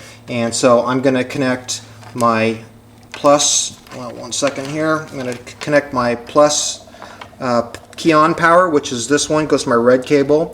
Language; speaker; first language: English; native; English